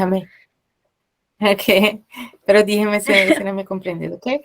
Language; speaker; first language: Spanish; non-native, learner; Portuguese